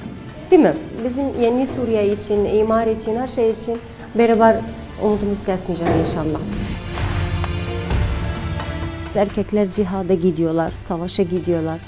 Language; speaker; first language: Turkish; non-native, learner; Arabic